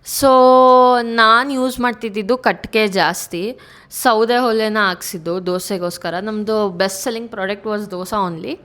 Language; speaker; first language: Kannada; native; Kannada